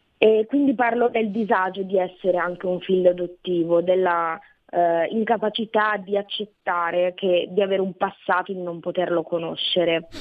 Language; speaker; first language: Italian; early bilingual, other home language; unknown